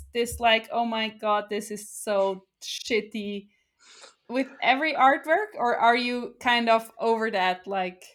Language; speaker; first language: English; non-native, fluent; Swiss German